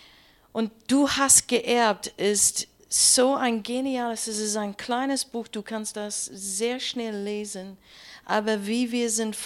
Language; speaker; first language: German; non-native, learner; English